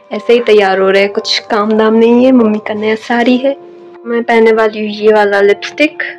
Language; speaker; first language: Hindi; non-native, local second language; Bangla